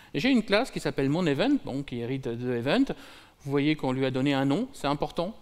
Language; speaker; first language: French; native; French